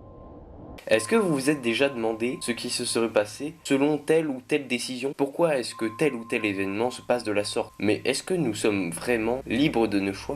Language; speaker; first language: French; native; French